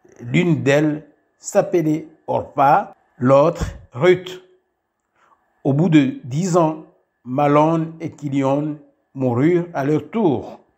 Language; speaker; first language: French; non-native, local second language; Kinyarwanda